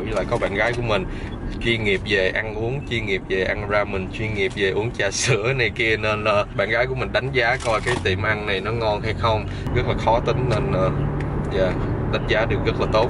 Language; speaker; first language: Vietnamese; early bilingual, other home language; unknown